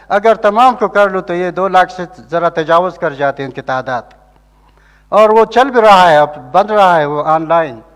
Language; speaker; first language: Urdu; non-native, local second language; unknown